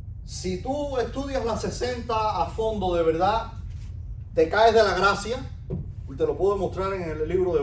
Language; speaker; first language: Spanish; native; Spanish